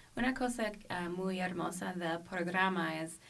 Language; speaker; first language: Spanish; non-native, learner; English